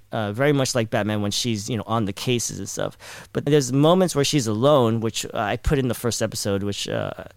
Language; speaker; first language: English; early bilingual, other home language; Filipino